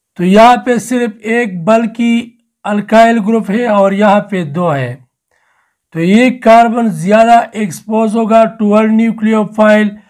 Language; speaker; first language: Urdu; non-native, local second language; Pashto